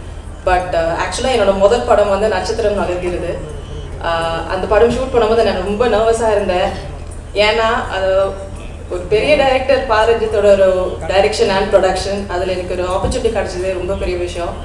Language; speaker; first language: Tamil; non-native, local second language; Malayalam